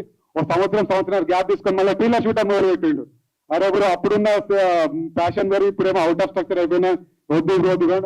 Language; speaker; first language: Telugu; native; Telugu